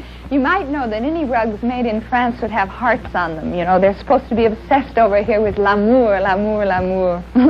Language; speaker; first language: English; native; English